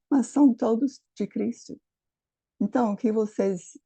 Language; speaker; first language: Portuguese; non-native, fluent; English